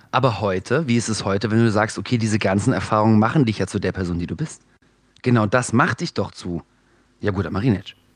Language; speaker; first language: German; early bilingual, other home language; Russian